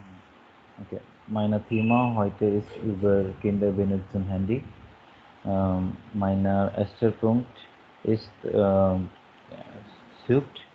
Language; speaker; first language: German; non-native, learner; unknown